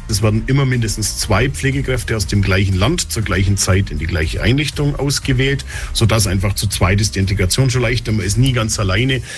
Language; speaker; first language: German; native; German